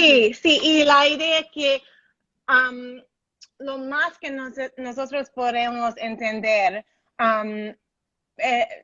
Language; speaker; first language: Spanish; non-native, learner; English